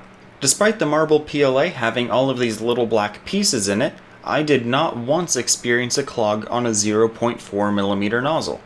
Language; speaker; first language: English; native; English